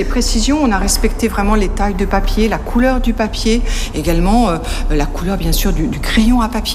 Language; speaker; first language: French; native; French